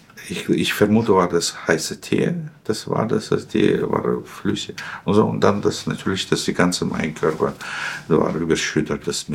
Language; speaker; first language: German; non-native, fluent; Russian